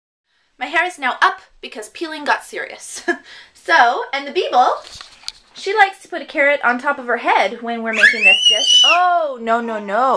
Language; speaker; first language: English; native; English